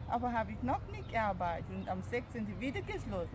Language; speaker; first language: German; non-native, learner; Thai